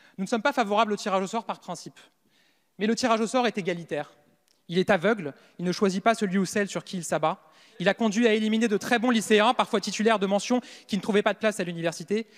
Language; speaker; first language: French; native; French